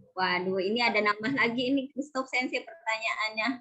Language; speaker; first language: Indonesian; native; Indonesian